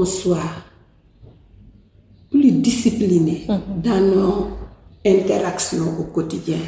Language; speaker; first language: French; non-native, local second language; Wolof